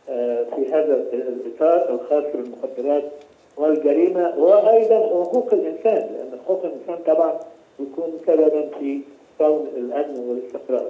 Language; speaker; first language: Arabic; native; Arabic